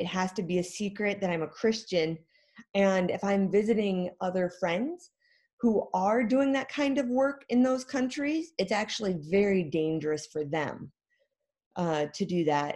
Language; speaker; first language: English; native; English